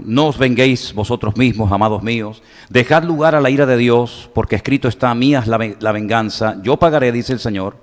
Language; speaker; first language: Spanish; native; Spanish